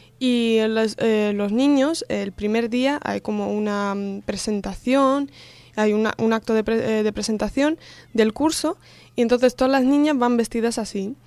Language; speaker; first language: Spanish; early bilingual, other home language; Russian